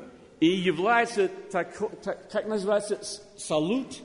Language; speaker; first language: Russian; non-native, learner; English